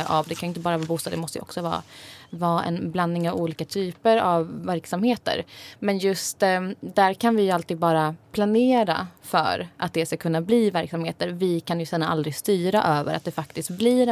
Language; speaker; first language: Swedish; native; Swedish